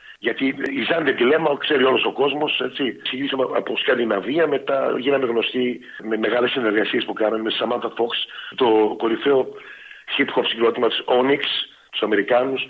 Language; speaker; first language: Greek; early bilingual, heritage; Greek